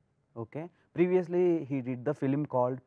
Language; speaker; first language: Telugu; native; Telugu